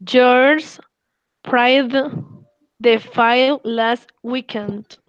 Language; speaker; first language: English; non-native, learner; Spanish